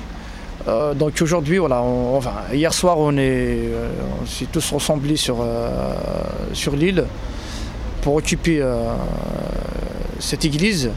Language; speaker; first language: French; non-native, local second language; Arabic